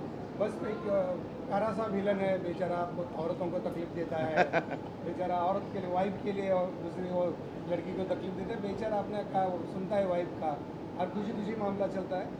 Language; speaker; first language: Hindi; non-native, local second language; Marathi